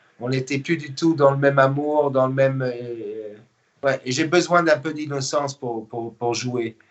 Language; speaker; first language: French; non-native, fluent; English